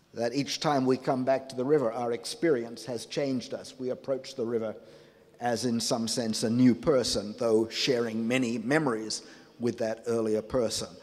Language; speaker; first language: English; native; English